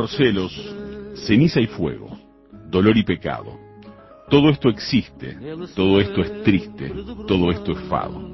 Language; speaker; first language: Spanish; native; Spanish